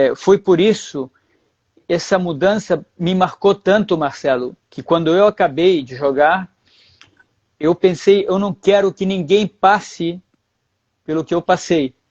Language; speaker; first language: Portuguese; early bilingual, other home language; Spanish